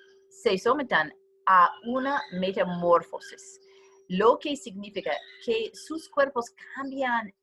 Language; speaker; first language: Spanish; non-native, learner; English